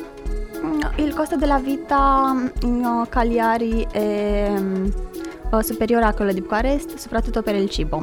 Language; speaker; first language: Italian; non-native, fluent; Romanian